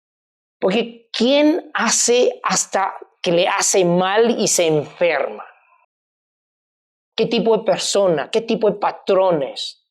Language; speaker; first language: Spanish; non-native, fluent; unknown